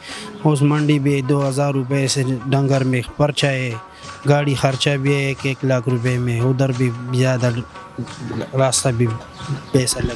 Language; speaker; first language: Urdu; non-native, local second language; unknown